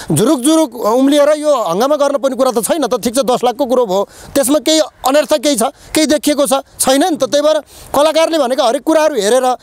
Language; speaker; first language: Nepali; native; Nepali